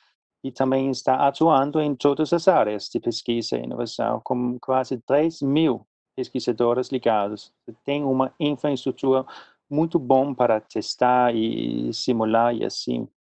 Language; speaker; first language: Portuguese; non-native, fluent; Swedish